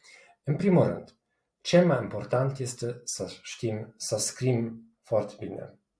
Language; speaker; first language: Romanian; non-native, fluent; German